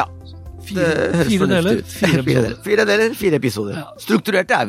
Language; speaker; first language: Norwegian; non-native, fluent; Spanish